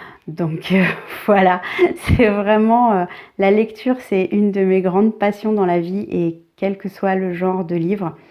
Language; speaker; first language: French; native; French